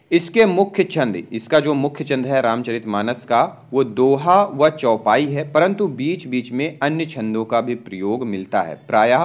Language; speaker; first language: Hindi; native; Hindi